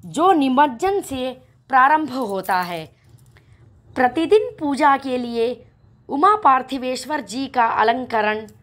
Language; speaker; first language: Hindi; non-native, local second language; Telugu